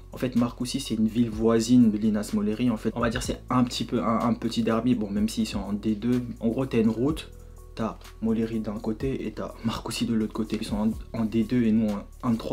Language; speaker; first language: French; native; French